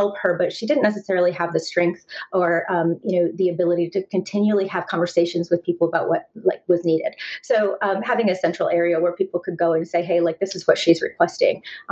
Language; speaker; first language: English; native; English